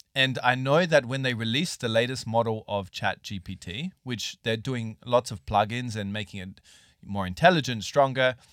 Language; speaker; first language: English; native; English